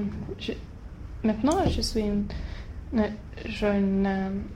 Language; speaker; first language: French; non-native, learner; Swedish